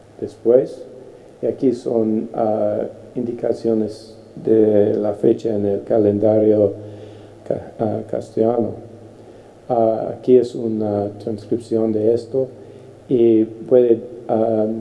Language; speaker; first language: Spanish; non-native, fluent; English